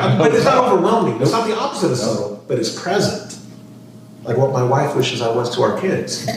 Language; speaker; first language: English; native; English